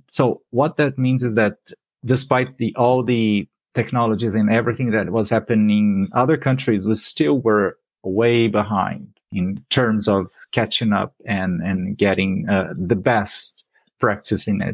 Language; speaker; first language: English; non-native, fluent; Portuguese